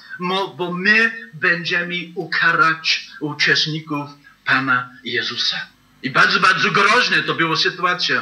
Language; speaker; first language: Polish; non-native, learner; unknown